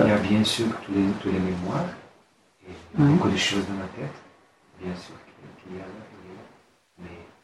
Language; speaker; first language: French; non-native, fluent; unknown